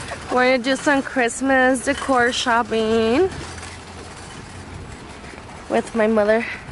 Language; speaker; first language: English; early bilingual, other home language; Spanish